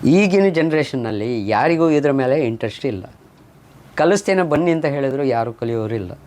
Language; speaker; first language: Kannada; native; Kannada